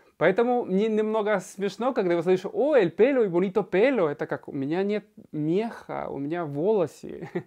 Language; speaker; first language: Russian; non-native, fluent; Spanish